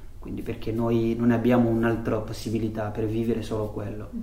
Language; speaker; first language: Italian; non-native, learner; Fula